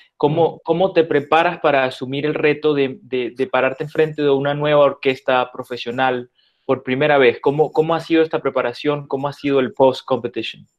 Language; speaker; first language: Spanish; native; Spanish